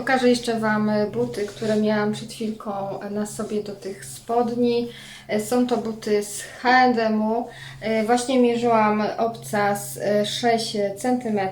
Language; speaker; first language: Polish; native; Polish